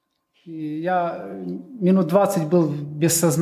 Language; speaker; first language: Polish; non-native, learner; Russian